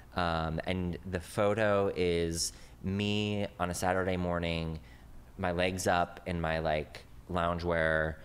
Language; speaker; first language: English; native; English